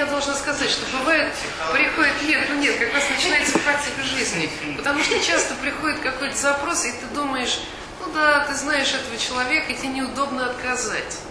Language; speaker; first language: Russian; native; Russian